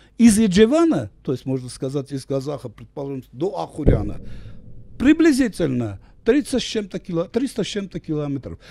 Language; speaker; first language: Russian; non-native, local second language; Armenian